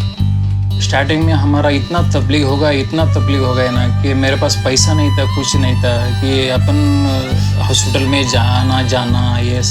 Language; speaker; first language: Hindi; non-native, local second language; Marathi